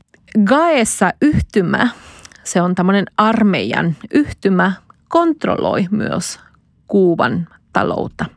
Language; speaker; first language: Finnish; non-native, fluent; Spanish